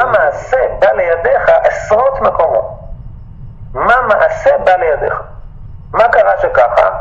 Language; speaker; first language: Hebrew; native; Hebrew